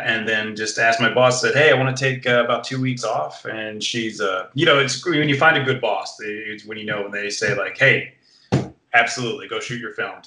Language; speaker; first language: English; native; English